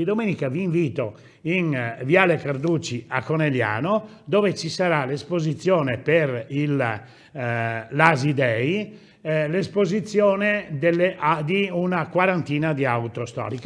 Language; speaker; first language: Italian; native; Italian